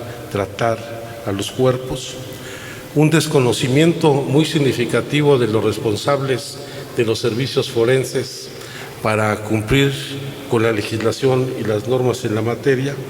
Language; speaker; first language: Spanish; native; Spanish